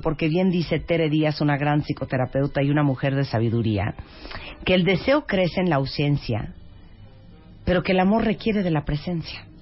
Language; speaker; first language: Spanish; native; Spanish